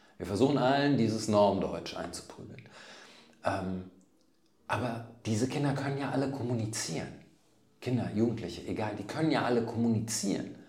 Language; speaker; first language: German; native; German